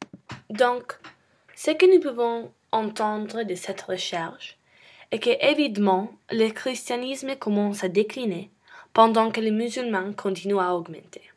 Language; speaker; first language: French; non-native, learner; English